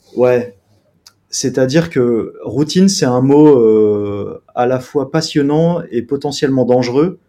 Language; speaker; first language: French; native; French